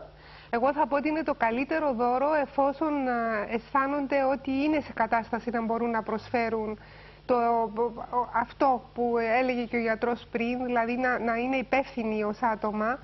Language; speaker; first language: Greek; native; Greek